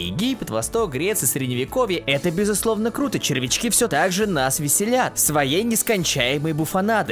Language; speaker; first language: Russian; native; Russian